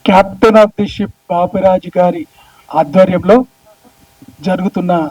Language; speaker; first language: Telugu; native; Telugu